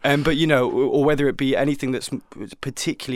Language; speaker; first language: English; native; English